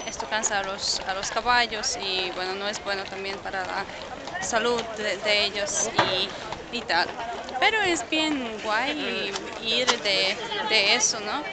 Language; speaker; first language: Spanish; non-native, fluent; Polish